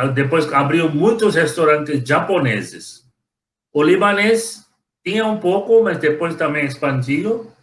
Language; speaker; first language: Portuguese; non-native, fluent; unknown